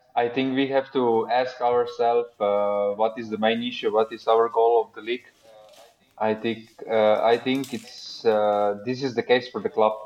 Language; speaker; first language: English; non-native, learner; Slovenian